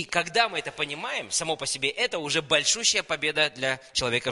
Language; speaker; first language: Russian; native; Russian